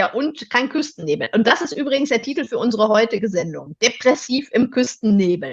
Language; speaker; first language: German; native; German